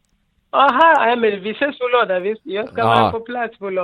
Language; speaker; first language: Swedish; non-native, learner; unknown